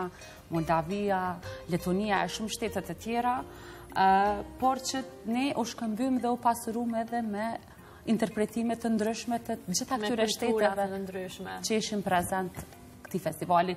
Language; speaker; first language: Albanian; native; Albanian